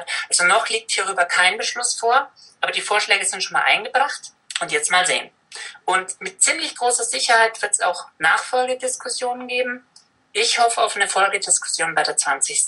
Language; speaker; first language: German; native; German